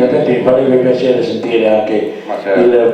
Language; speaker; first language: Italian; native; Italian